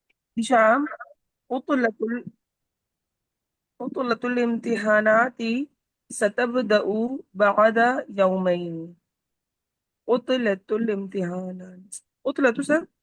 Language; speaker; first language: Arabic; non-native, learner; Urdu